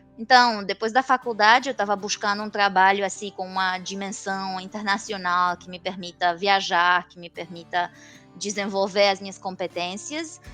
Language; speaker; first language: Portuguese; non-native, fluent; Romanian